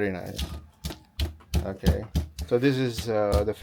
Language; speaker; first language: English; non-native, local second language; Urdu